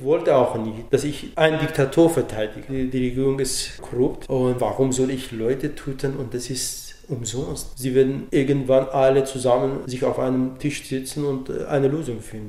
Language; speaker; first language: German; non-native, fluent; Arabic